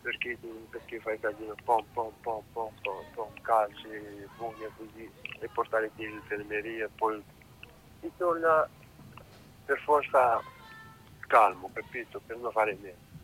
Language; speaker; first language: Italian; non-native, learner; Arabic